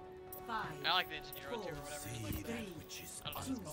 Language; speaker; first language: English; native; English